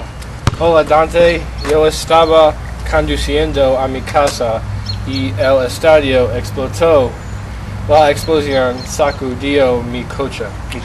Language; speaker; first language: Spanish; non-native, learner; English